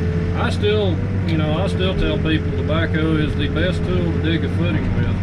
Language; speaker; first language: English; native; English